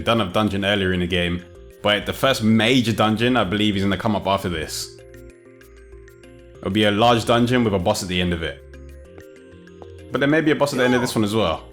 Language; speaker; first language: English; native; English